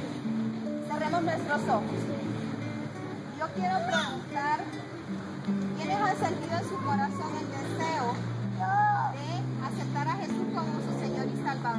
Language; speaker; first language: Spanish; native; Spanish